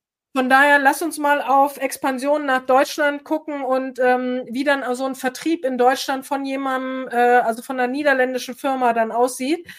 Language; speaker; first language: German; native; German